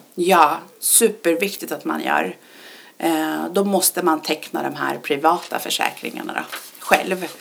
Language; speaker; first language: Swedish; early bilingual, other home language; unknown